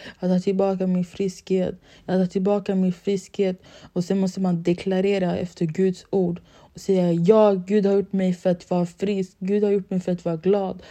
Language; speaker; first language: Swedish; early bilingual, other home language; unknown